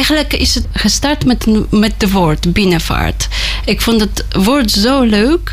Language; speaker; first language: Dutch; non-native, learner; Polish